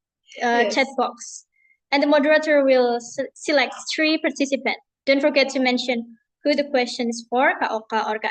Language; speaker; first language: English; non-native, fluent; Indonesian